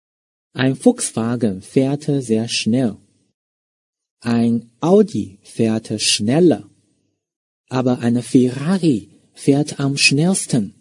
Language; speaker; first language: German; non-native, fluent; Chinese